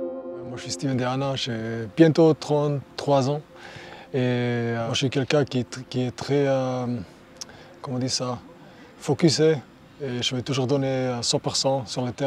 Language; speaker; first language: French; non-native, local second language; German